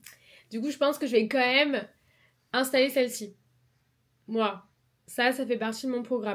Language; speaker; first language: French; native; French